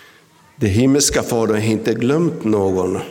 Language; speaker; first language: Swedish; non-native, local second language; Finnish